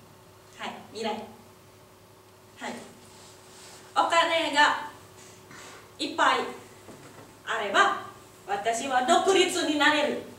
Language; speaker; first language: Japanese; non-native, learner; Indonesian